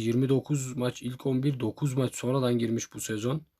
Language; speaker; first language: Turkish; native; Turkish